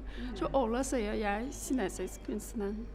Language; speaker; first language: Norwegian; non-native, learner; Chinese